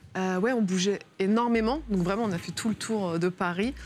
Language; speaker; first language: French; native; French